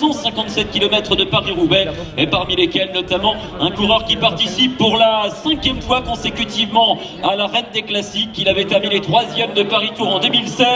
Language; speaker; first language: French; native; French